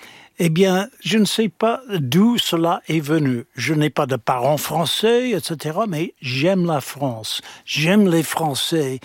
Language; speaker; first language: French; non-native, fluent; English